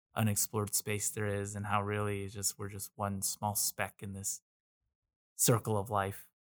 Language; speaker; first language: English; native; English